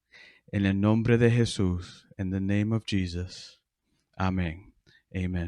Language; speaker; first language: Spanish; early bilingual, heritage; Spanish